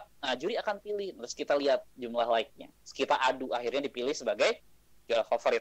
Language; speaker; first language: Indonesian; native; Indonesian